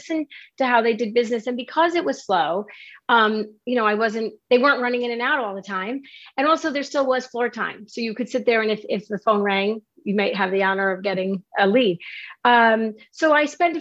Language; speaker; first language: English; native; English